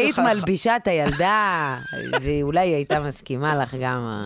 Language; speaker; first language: Hebrew; native; Hebrew